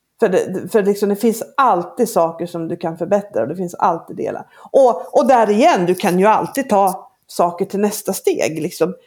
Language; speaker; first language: Swedish; native; Swedish